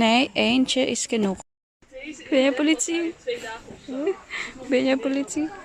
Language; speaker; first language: Dutch; non-native, learner; Filipino